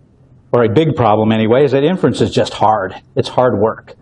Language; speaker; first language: English; native; English